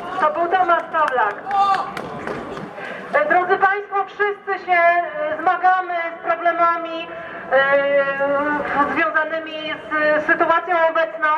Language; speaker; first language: Polish; native; Polish